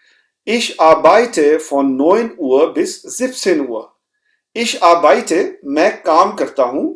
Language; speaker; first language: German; non-native, fluent; Hindi